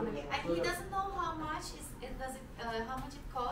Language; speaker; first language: English; non-native, fluent; Turkish